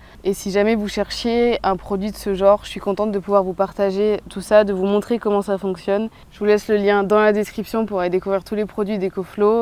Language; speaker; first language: French; native; French